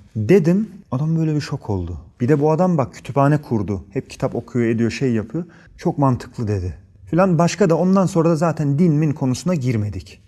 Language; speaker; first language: Turkish; early bilingual, heritage; Turkish